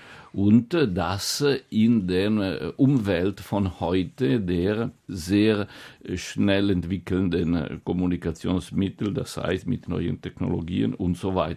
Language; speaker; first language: German; non-native, fluent; Italian